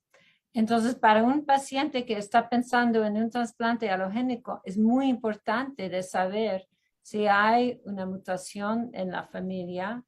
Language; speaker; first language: Spanish; non-native, fluent; English